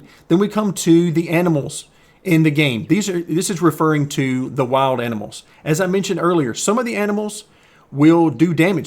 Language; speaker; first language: English; native; English